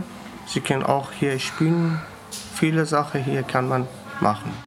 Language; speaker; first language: German; non-native, learner; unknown